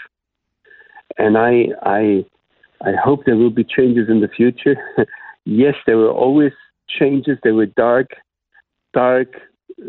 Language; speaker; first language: English; non-native, fluent; German